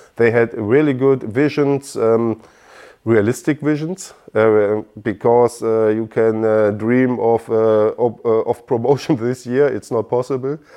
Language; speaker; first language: English; non-native, fluent; German